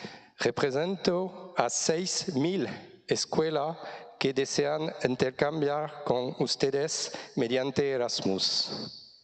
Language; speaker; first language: Spanish; non-native, fluent; French